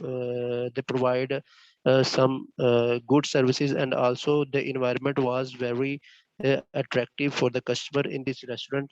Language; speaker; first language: English; non-native, learner; Bangla